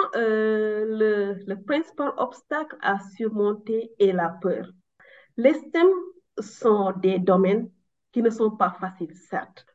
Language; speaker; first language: French; non-native, local second language; Wolof